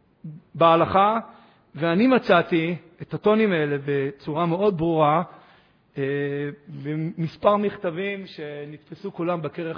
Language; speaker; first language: Hebrew; native; Hebrew